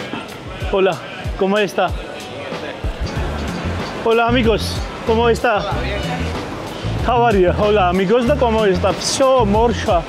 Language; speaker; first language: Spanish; non-native, learner; Georgian